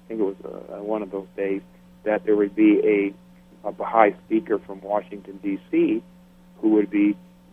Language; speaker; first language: English; native; English